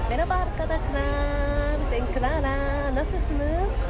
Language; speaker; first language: Turkish; non-native, learner; Japanese